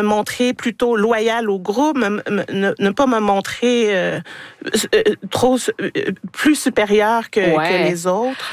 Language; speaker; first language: French; native; French